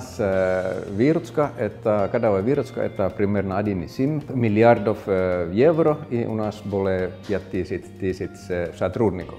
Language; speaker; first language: Russian; non-native, fluent; Finnish